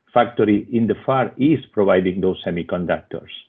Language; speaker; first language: English; non-native, fluent; Spanish